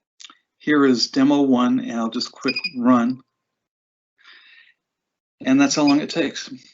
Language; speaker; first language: English; native; English